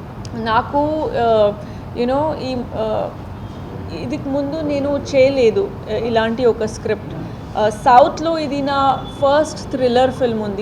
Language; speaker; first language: Telugu; non-native, fluent; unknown